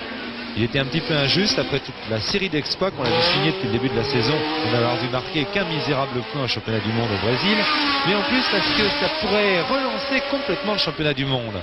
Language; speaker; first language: French; native; French